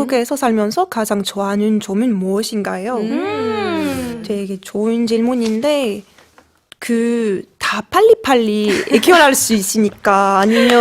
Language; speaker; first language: Korean; non-native, fluent; French